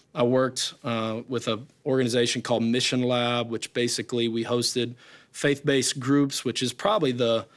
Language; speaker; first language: English; native; English